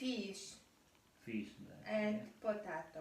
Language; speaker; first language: English; non-native, learner; Russian